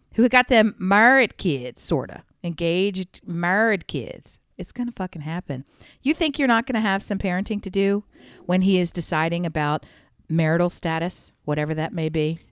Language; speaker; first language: English; native; English